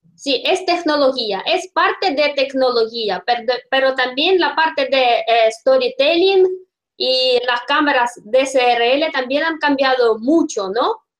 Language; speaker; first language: Spanish; non-native, fluent; Russian